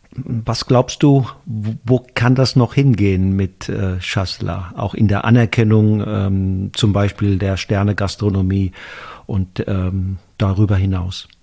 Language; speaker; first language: German; native; German